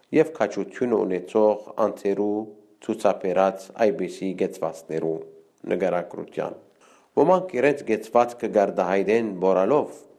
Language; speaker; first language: Armenian; early bilingual, heritage; Armenian